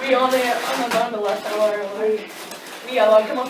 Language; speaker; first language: French; non-native, learner; English